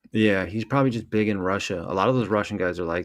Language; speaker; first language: English; native; English